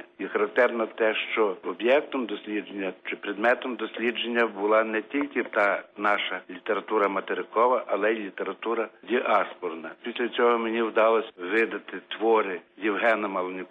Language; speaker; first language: Ukrainian; native; Ukrainian